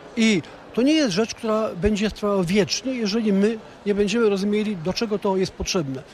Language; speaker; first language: Polish; native; Polish